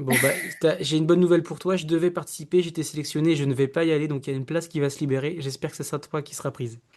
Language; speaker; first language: French; native; French